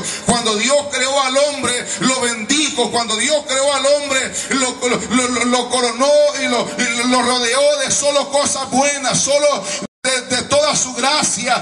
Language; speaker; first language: Spanish; native; Spanish